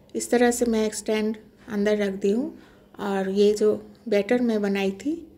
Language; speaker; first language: Hindi; non-native, local second language; Bangla